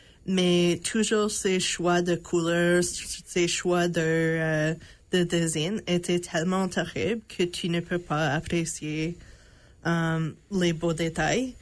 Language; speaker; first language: French; non-native, local second language; English